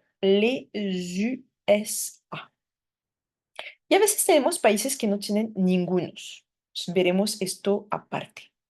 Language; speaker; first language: Spanish; non-native, fluent; French